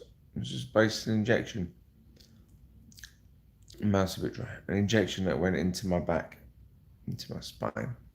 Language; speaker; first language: English; native; English